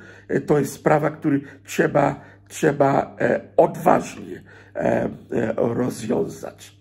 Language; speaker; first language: Polish; non-native, fluent; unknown